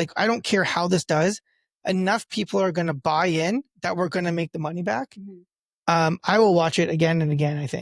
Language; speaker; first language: English; native; English